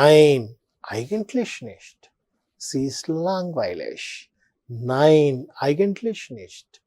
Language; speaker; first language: German; non-native, fluent; Telugu